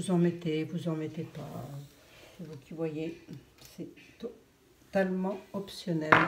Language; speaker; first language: French; native; French